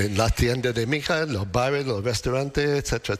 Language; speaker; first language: Spanish; non-native, learner; English